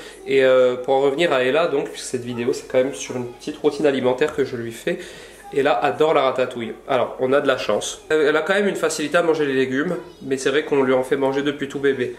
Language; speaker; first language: French; native; French